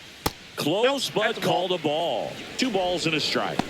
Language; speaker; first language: English; native; English